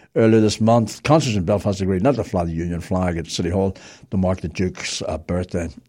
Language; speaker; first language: English; native; English